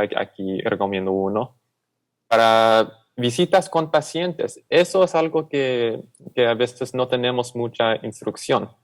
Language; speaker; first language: Spanish; non-native, fluent; English